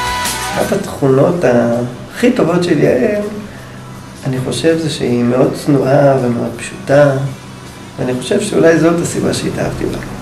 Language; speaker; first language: Hebrew; native; Hebrew